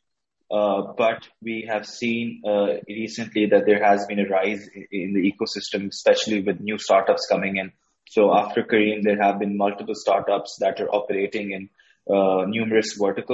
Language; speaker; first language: English; non-native, local second language; Urdu